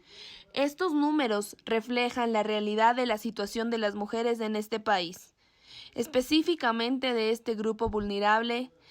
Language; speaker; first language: Spanish; native; Spanish